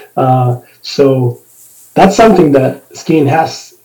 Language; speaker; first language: English; non-native, fluent; Spanish